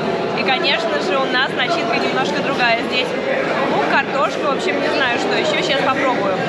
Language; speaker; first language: Russian; native; Russian